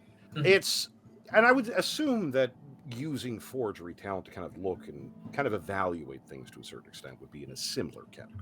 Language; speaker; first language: English; native; English